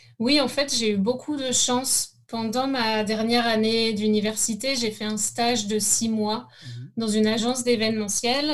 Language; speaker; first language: French; native; French